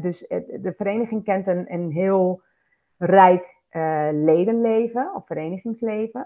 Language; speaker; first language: Dutch; non-native, fluent; Spanish